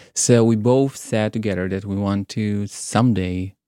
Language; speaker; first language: English; non-native, fluent; Hebrew